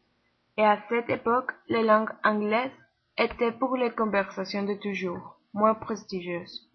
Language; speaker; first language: French; non-native, learner; Spanish